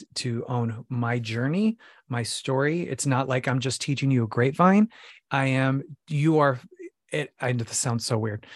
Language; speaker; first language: English; native; English